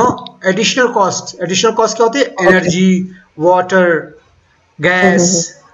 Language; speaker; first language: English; non-native, local second language; Hindi